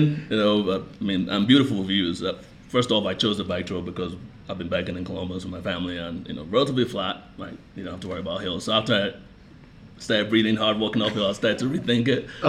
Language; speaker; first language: English; non-native, local second language; Yoruba